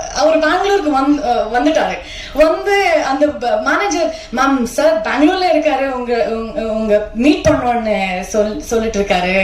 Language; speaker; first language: Tamil; non-native, learner; Kannada